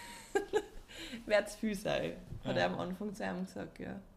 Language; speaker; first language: German; native; German